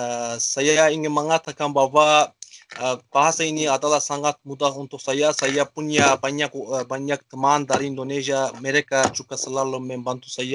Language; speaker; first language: Indonesian; non-native, learner; Azerbaijani